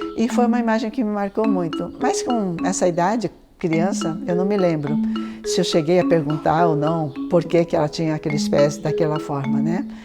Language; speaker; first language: Portuguese; early bilingual, other home language; Chinese